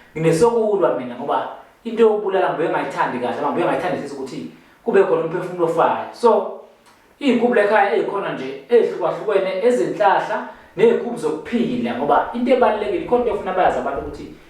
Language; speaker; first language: Zulu; native; Zulu